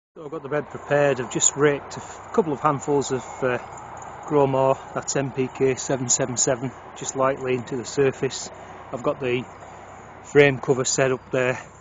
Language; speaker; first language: English; native; English